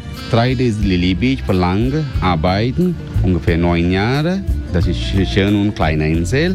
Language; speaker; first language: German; non-native, learner; Sinhala